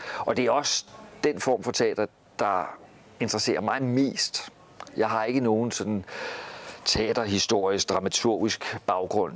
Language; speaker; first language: Danish; native; Danish